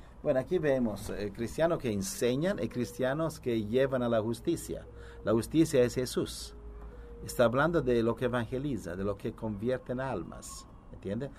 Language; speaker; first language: Spanish; non-native, learner; Italian